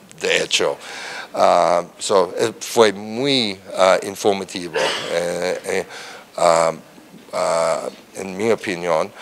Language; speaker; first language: Spanish; non-native, learner; English